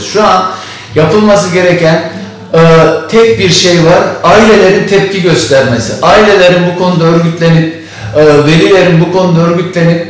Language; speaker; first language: Turkish; native; Turkish